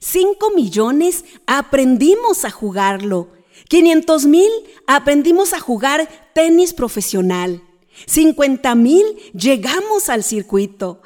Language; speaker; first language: Spanish; native; Spanish